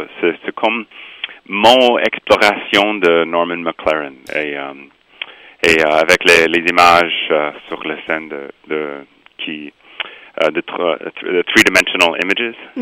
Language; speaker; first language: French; non-native, local second language; English